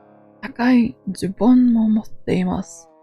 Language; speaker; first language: Japanese; non-native, learner; English